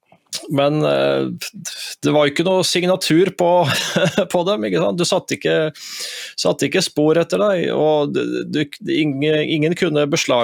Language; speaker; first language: Norwegian; native; Norwegian